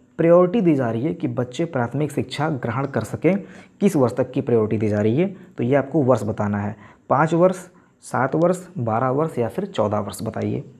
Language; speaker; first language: Hindi; native; Hindi